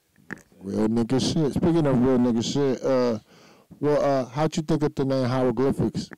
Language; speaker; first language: English; native; English